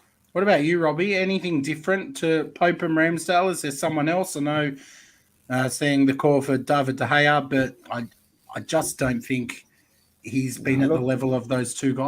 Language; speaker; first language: English; native; English